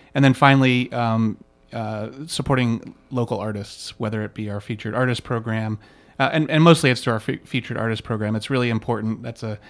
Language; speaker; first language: English; native; English